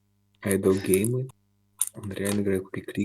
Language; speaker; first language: Russian; early bilingual, heritage; Russian